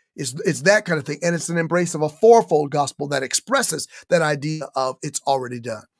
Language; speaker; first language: English; native; English